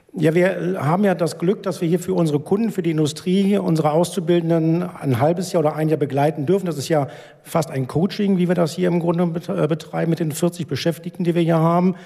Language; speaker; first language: German; native; German